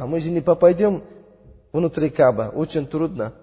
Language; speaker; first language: Russian; non-native, learner; Uzbek